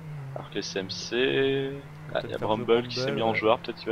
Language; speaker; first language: French; native; French